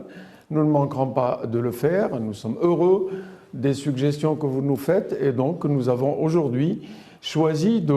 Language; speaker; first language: French; non-native, local second language; Arabic